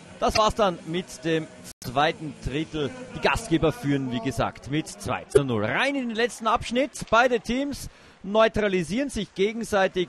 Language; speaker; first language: German; native; German